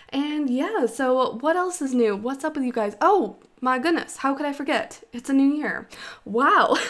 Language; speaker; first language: English; native; English